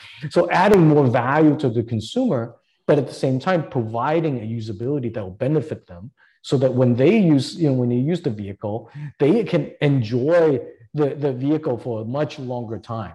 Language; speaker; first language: English; non-native, local second language; Cantonese